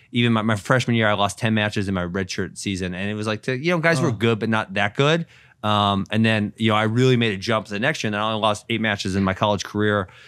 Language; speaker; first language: English; native; English